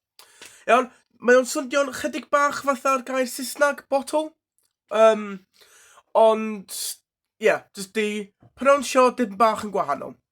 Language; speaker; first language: Welsh; non-native, local second language; English